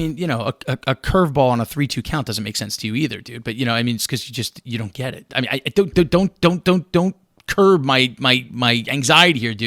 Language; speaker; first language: English; native; English